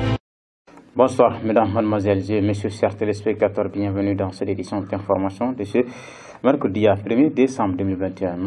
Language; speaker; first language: French; non-native, local second language; Bambara